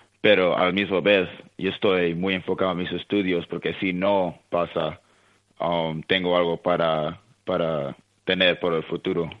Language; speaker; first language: Spanish; early bilingual, heritage; Spanish